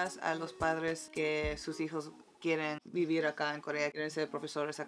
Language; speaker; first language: Spanish; early bilingual, heritage; Spanish